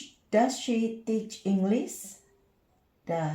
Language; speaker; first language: English; non-native, fluent; Indonesian